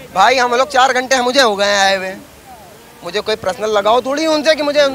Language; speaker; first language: Hindi; native; Hindi